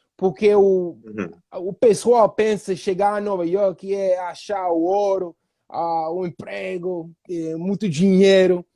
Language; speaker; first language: Portuguese; non-native, fluent; English